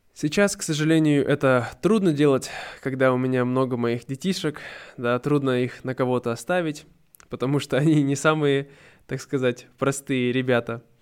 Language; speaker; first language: Russian; native; Russian